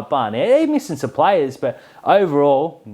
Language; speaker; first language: English; native; English